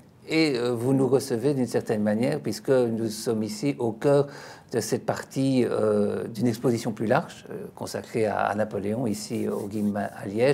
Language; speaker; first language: French; native; French